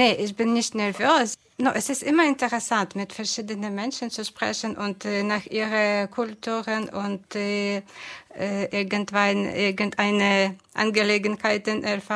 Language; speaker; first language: German; non-native, fluent; Ukrainian